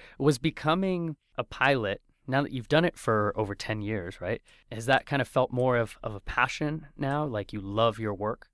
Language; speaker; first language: English; native; English